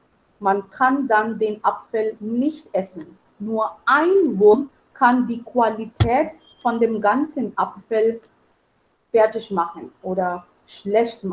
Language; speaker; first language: German; non-native, fluent; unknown